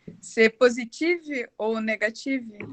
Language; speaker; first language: French; non-native, learner; Portuguese